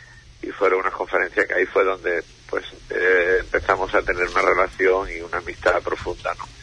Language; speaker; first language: Spanish; native; Spanish